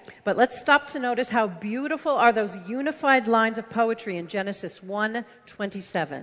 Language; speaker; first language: English; native; English